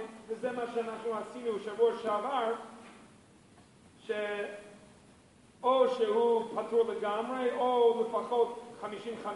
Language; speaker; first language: Hebrew; non-native, fluent; English